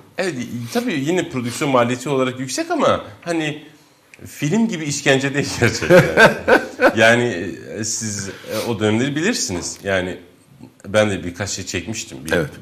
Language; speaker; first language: Turkish; non-native, local second language; Kurdish